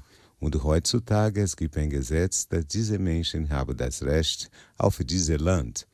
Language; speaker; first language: German; non-native, learner; Portuguese